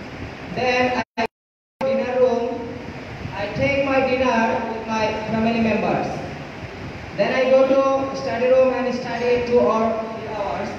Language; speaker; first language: English; non-native, learner; Bangla